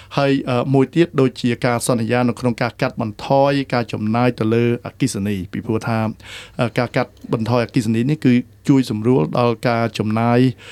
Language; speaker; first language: Khmer; native; Khmer